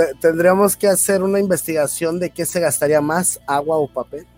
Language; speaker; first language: Spanish; native; Spanish